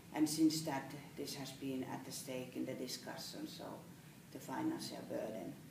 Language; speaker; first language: English; non-native, fluent; Finnish